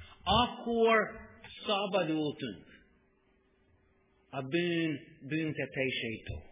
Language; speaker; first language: Hungarian; non-native, learner; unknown